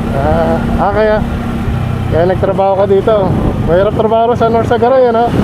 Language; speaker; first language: Filipino; native; Filipino